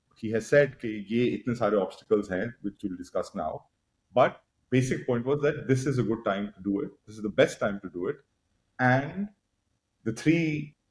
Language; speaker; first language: English; non-native, local second language; Hindi